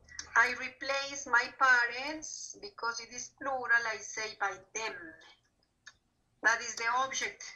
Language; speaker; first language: English; non-native, fluent; Spanish